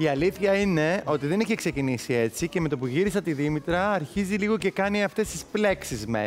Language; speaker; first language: Greek; native; Greek